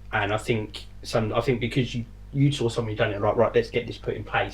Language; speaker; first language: English; native; English